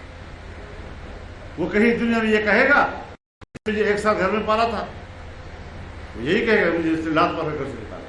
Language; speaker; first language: Urdu; non-native, local second language; Pashto